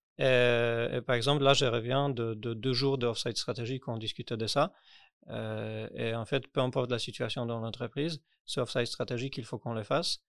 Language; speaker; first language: French; non-native, fluent; Polish